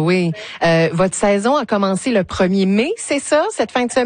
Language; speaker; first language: French; native; French